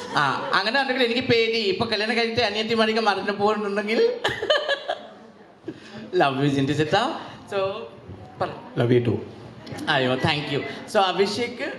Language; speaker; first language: Malayalam; non-native, learner; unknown